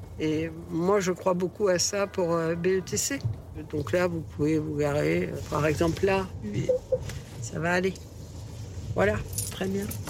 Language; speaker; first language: French; early bilingual, other home language; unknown